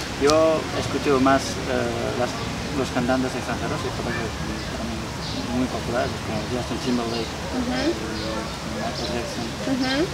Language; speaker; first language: Spanish; non-native, learner; Uzbek